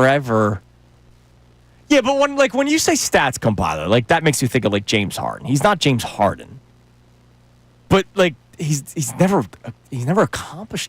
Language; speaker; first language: English; native; English